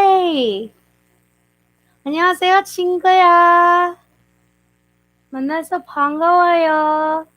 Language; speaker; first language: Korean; non-native, learner; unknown